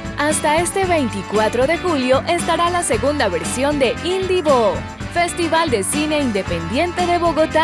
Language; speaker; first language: Spanish; native; Spanish